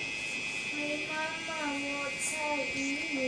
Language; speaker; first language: Chinese; non-native, learner; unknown